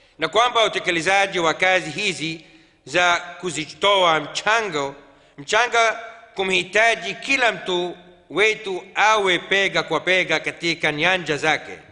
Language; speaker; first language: Swahili; non-native, fluent; Arabic